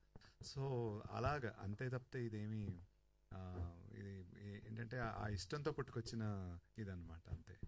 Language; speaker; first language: Telugu; native; Telugu